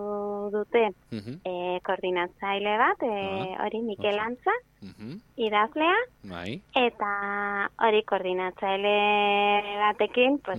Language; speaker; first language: Basque; non-native, learner; Spanish